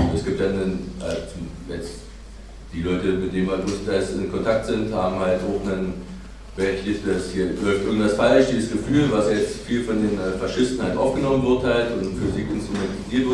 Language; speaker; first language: German; native; German